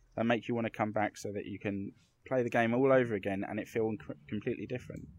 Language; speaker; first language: English; native; English